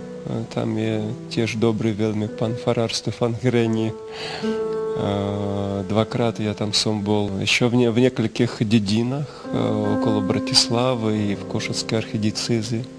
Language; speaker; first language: Slovak; non-native, learner; Russian